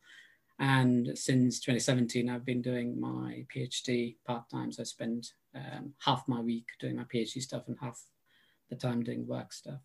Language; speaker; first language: English; non-native, local second language; Tamil